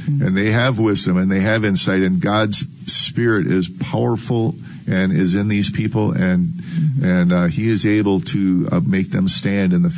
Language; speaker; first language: English; native; English